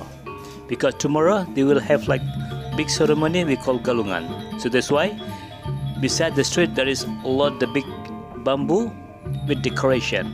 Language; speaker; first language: English; non-native, learner; Indonesian